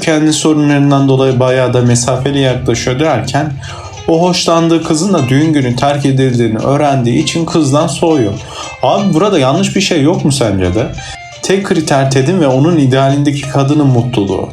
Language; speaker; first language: Turkish; native; Turkish